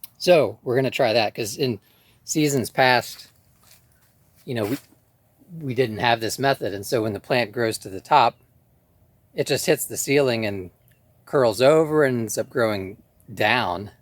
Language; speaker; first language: English; native; English